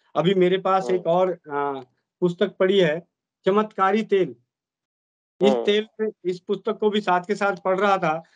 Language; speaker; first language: Hindi; native; Hindi